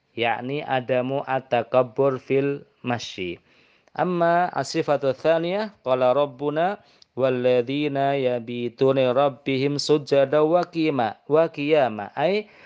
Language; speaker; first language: Arabic; non-native, fluent; Indonesian